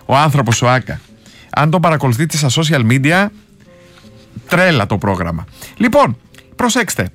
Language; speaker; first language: Greek; native; Greek